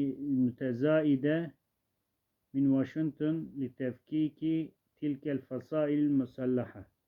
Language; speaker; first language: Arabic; non-native, learner; Turkish